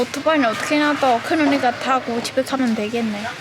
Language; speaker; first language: Korean; non-native, fluent; Khmer